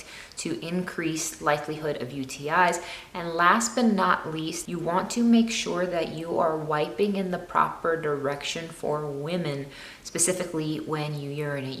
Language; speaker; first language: English; native; English